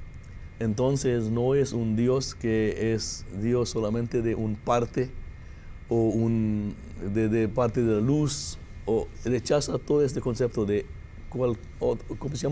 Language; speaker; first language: Spanish; non-native, fluent; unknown